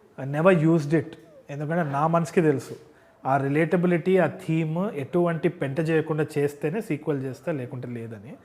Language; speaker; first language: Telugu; native; Telugu